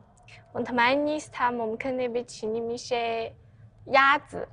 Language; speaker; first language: Persian; non-native, fluent; Chinese